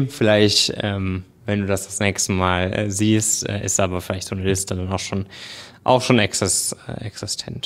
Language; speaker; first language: German; native; German